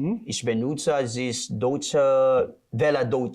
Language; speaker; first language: German; non-native, learner; Portuguese